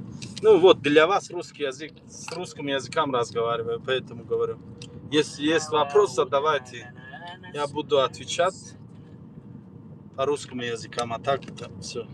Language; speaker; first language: Russian; non-native, learner; Tajik